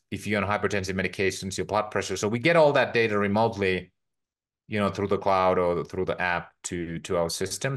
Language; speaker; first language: English; non-native, fluent; Finnish